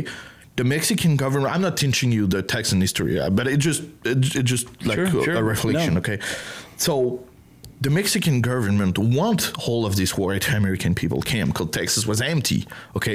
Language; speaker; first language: English; non-native, learner; French